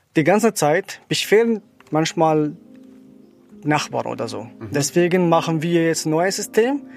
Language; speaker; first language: German; non-native, learner; Arabic